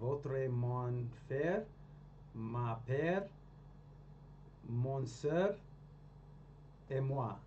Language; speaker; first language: French; non-native, learner; English